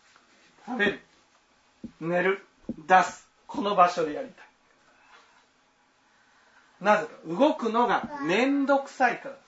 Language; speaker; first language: Japanese; native; Japanese